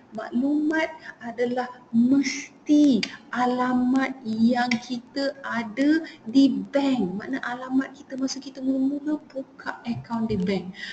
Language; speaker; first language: Malay; native; Malay